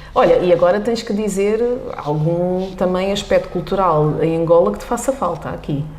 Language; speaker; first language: Portuguese; native; Portuguese